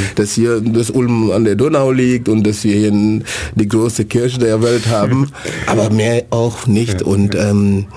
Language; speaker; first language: German; non-native, fluent; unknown